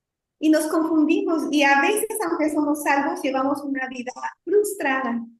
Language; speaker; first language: Spanish; native; Spanish